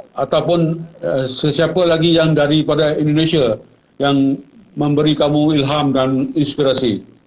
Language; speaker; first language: Malay; native; Malay